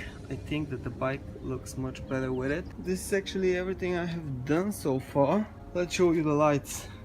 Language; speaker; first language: English; non-native, fluent; Bulgarian